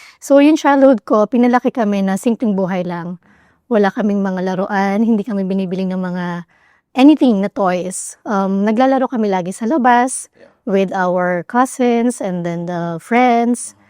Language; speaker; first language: Filipino; native; Filipino